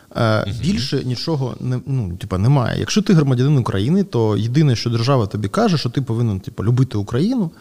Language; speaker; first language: Ukrainian; non-native, local second language; Russian